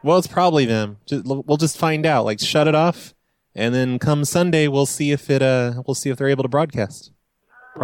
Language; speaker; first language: English; native; English